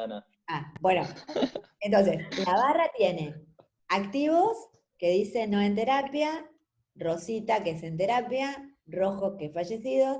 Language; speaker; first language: Spanish; native; Spanish